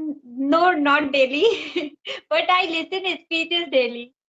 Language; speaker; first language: English; non-native, learner; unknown